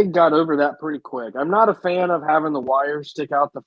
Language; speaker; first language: English; native; English